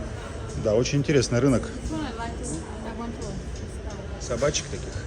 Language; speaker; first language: Russian; native; Russian